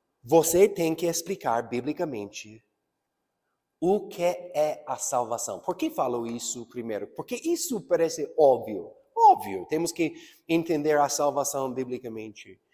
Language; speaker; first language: Portuguese; non-native, fluent; English